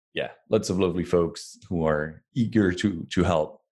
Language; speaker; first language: English; non-native, fluent; French